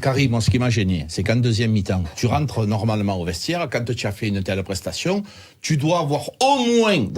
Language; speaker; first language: French; native; French